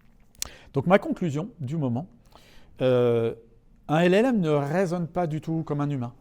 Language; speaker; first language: French; native; French